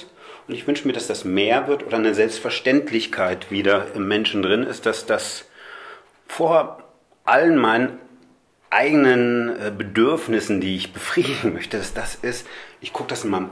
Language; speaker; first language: German; native; German